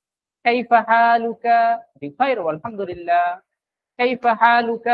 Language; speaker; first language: Arabic; non-native, fluent; Bangla